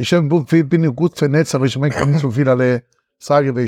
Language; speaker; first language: German; non-native, learner; Italian